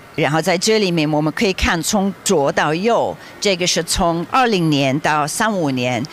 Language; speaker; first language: Chinese; non-native, fluent; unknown